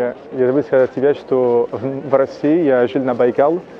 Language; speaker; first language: Russian; non-native, learner; French